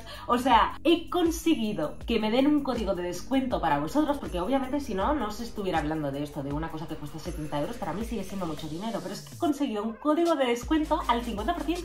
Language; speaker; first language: Spanish; native; Spanish